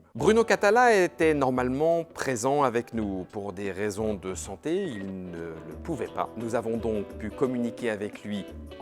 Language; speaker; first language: French; native; French